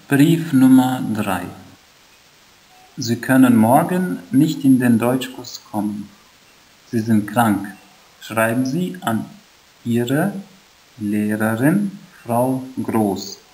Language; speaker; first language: German; non-native, fluent; Albanian